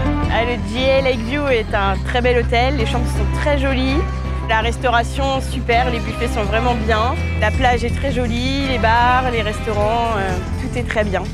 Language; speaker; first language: French; native; French